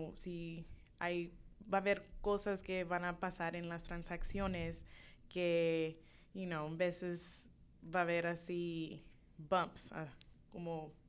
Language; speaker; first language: Spanish; early bilingual, other home language; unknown